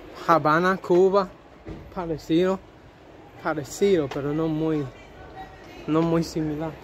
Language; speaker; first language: Spanish; non-native, learner; English